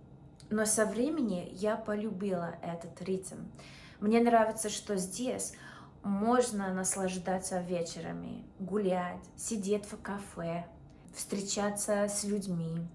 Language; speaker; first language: Russian; non-native, fluent; English